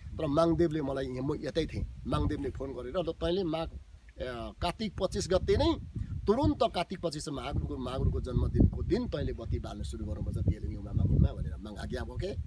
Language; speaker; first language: Nepali; non-native, local second language; Limbu